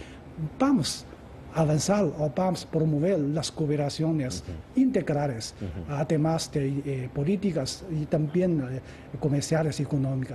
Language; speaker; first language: Spanish; non-native, fluent; Chinese